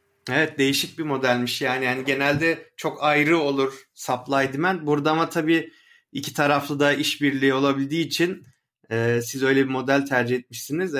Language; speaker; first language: Turkish; native; Turkish